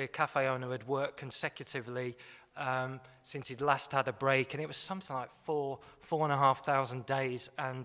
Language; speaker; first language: English; native; English